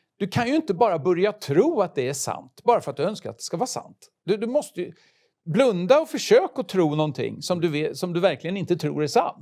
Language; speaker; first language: Swedish; native; Swedish